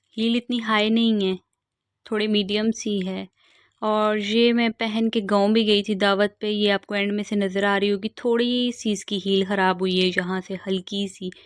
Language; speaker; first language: Urdu; non-native, local second language; Punjabi